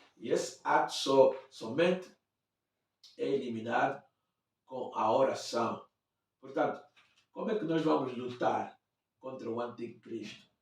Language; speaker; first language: Portuguese; native; Portuguese